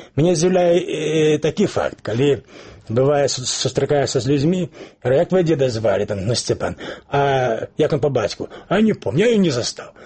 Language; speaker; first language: Belarusian; native; Belarusian